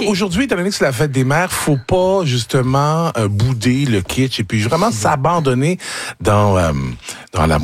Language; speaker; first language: French; native; French